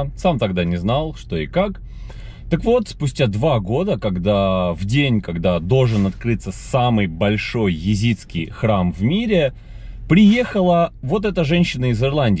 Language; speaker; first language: Russian; non-native, local second language; Armenian